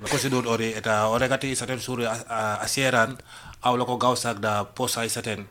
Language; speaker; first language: Basque; non-native, learner; Wolof